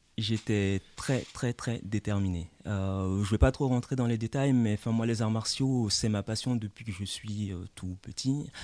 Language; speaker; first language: French; early bilingual, other home language; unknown